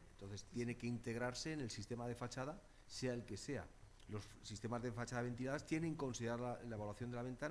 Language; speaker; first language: Spanish; native; Spanish